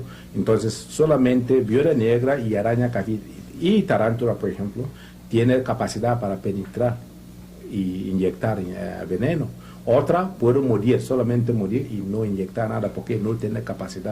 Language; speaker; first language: Spanish; non-native, learner; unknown